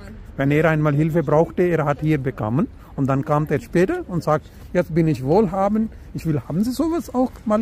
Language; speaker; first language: German; non-native, learner; Urdu